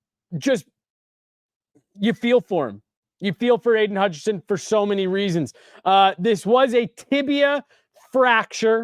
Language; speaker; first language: English; native; English